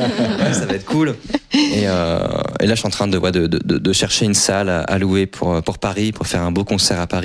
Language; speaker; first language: French; native; French